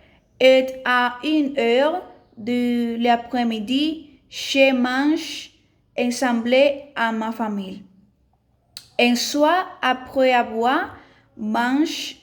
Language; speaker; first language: French; non-native, learner; Spanish